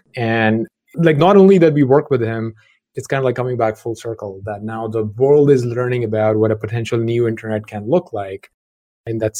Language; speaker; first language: English; non-native, local second language; Punjabi